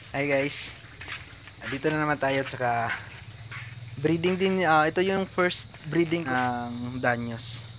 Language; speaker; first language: Filipino; non-native, local second language; Cebuano